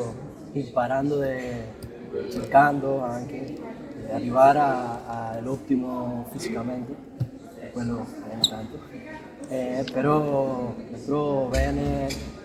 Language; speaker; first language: Italian; non-native, learner; Spanish